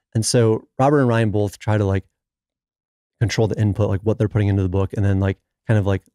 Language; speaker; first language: English; native; English